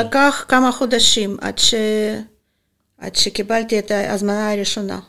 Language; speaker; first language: Hebrew; non-native, fluent; Russian